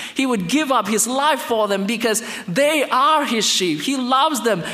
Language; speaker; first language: English; non-native, fluent; Indonesian